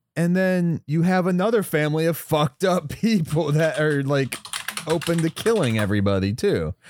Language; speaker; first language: English; native; English